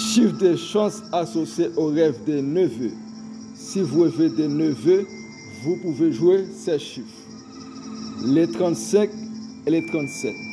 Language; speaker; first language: French; non-native, local second language; Haitian Creole